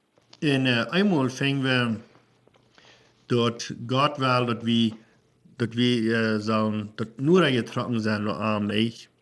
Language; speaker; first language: German; non-native, learner; Plautdietsch